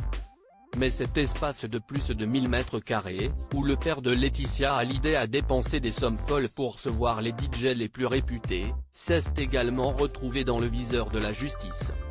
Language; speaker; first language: French; native; French